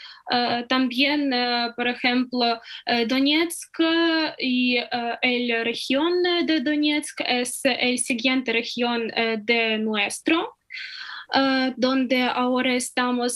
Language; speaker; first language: Spanish; non-native, fluent; Ukrainian